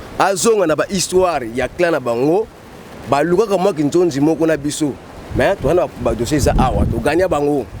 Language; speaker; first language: Lingala; non-native, local second language; Kongo